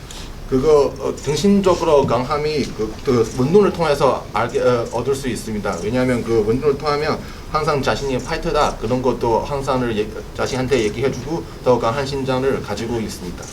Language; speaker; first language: Korean; non-native, learner; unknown